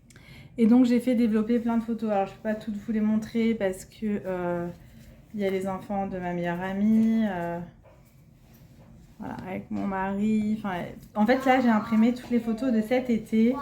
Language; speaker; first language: French; native; French